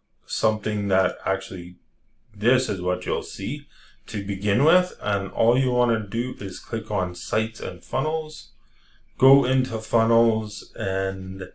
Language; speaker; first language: English; native; English